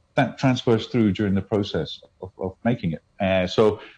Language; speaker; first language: English; native; English